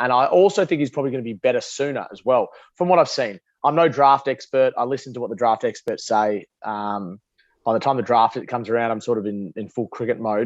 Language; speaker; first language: English; native; English